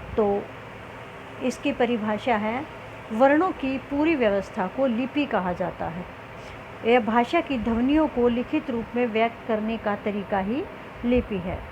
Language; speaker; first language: Hindi; native; Hindi